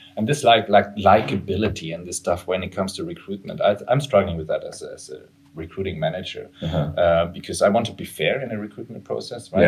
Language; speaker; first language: English; non-native, fluent; German